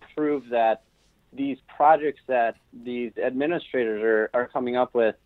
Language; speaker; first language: English; native; English